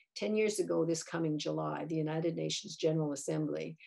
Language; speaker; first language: English; native; English